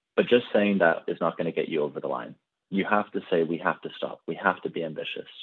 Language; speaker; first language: English; native; English